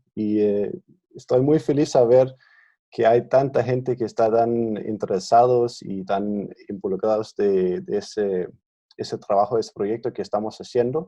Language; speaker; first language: Spanish; non-native, fluent; Danish